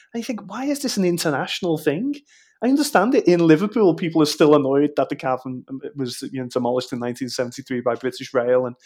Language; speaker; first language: English; native; English